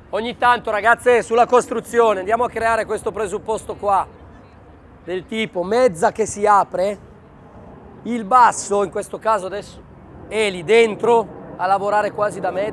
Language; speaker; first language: Italian; native; Italian